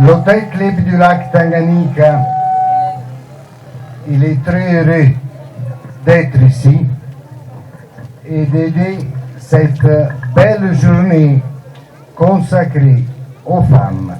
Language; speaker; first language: French; non-native, learner; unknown